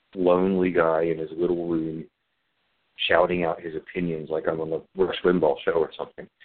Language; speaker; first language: English; native; English